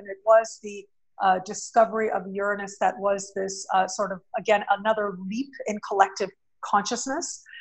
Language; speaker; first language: English; native; English